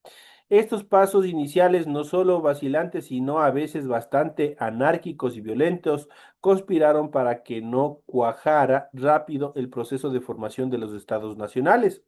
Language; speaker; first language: Spanish; native; Spanish